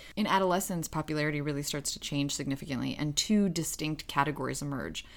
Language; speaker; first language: English; early bilingual, other home language; Russian